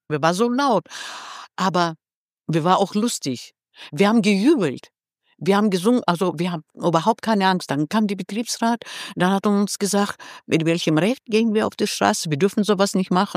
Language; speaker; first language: German; non-native, fluent; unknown